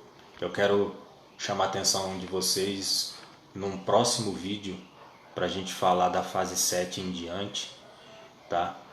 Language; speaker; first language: Portuguese; native; Portuguese